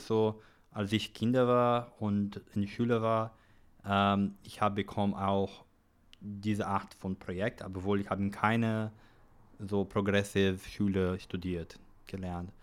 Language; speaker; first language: German; non-native, learner; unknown